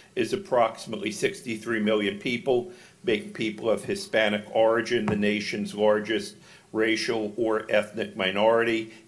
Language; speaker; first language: English; native; English